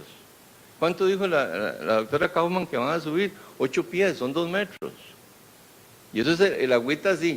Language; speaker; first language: Spanish; native; Spanish